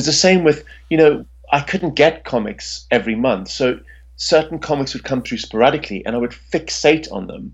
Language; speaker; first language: English; native; English